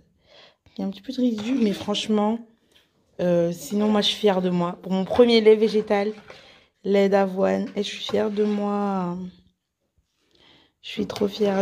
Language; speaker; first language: French; native; French